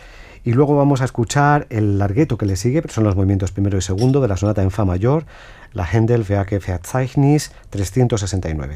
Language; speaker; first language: Spanish; native; Spanish